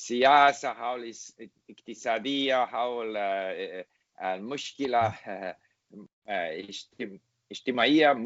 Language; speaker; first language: Arabic; non-native, learner; English